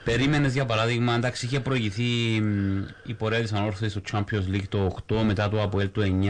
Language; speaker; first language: Greek; native; Greek